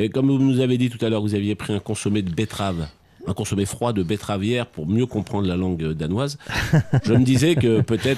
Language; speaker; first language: French; native; French